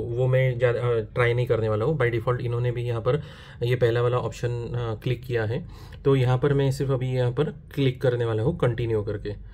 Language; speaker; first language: Hindi; non-native, local second language; Marathi